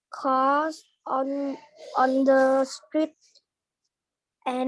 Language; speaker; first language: English; non-native, learner; Vietnamese